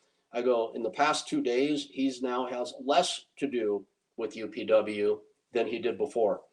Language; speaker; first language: English; native; English